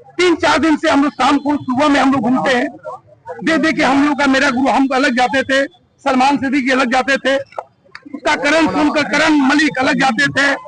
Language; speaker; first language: Hindi; native; Hindi